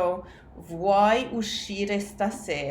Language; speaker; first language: Italian; non-native, fluent; English